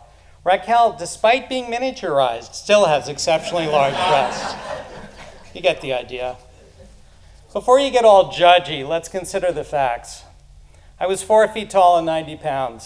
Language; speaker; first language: English; native; English